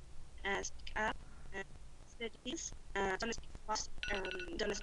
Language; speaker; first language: English; non-native, learner; Spanish